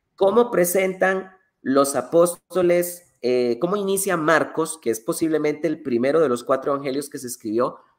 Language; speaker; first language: Spanish; native; Spanish